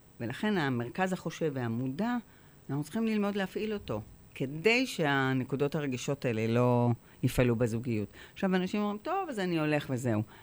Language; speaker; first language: Hebrew; native; Hebrew